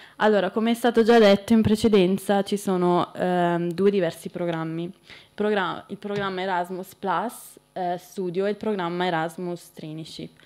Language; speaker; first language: Italian; native; Italian